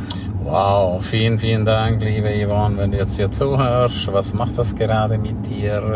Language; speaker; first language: German; native; German